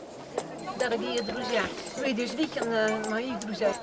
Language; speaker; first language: Russian; non-native, fluent; Dutch